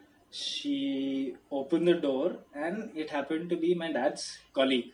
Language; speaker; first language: English; non-native, local second language; Hindi